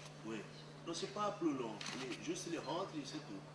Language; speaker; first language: French; non-native, learner; Portuguese